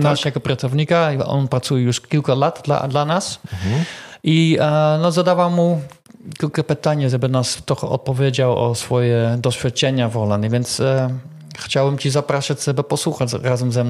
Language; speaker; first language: Polish; non-native, learner; Dutch